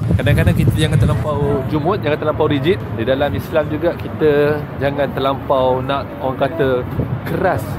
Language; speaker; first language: Malay; native; Malay